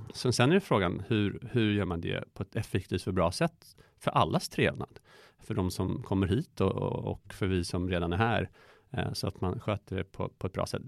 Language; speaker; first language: Swedish; early bilingual, other home language; Persian